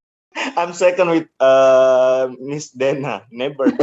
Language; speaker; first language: English; non-native, learner; Indonesian